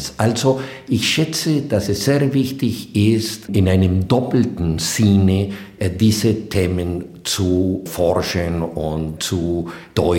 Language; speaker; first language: German; non-native, fluent; Spanish